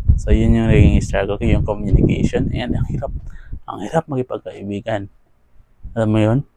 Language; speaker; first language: Filipino; non-native, local second language; Cebuano